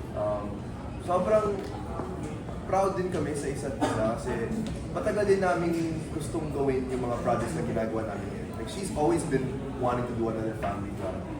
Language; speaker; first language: Filipino; native; Filipino